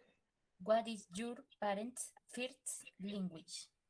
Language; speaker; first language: English; non-native, learner; Spanish